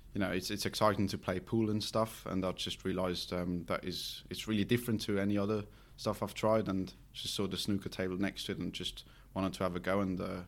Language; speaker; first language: English; non-native, fluent; Swiss German